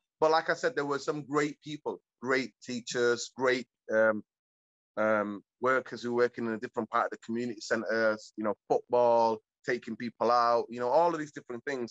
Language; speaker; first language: English; early bilingual, other home language; Somali